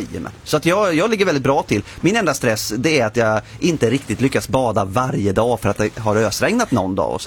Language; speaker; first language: Swedish; native; Swedish